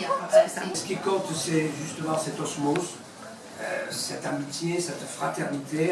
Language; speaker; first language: French; native; French